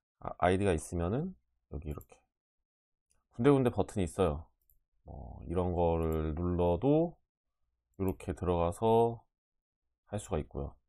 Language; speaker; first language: Korean; native; Korean